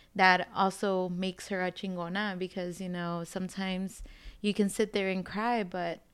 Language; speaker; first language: English; early bilingual, other home language; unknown